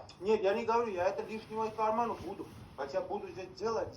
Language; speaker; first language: Russian; non-native, learner; Tajik